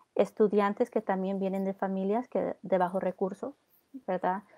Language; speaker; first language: Spanish; early bilingual, heritage; Spanish